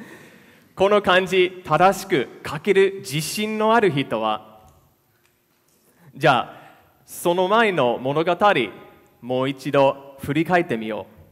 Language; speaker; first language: Japanese; non-native, fluent; English